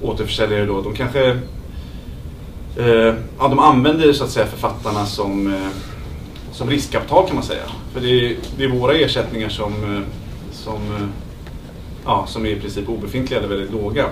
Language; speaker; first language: Swedish; native; Swedish